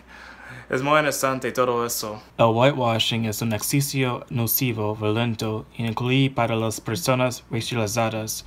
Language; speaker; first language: Spanish; non-native, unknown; English